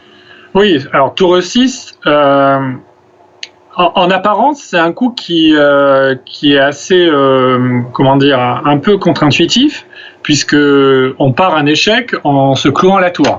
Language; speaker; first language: French; native; French